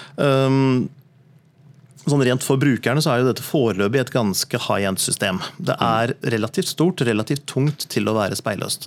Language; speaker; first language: Norwegian; native; Norwegian